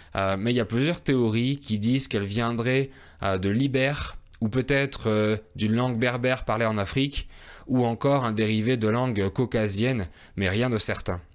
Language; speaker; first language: French; native; French